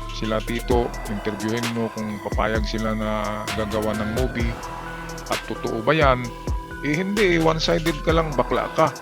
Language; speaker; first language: Filipino; native; Filipino